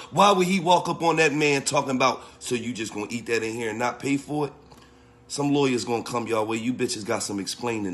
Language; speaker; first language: English; native; English